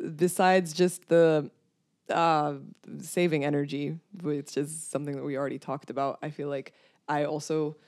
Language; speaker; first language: English; non-native, fluent; Romanian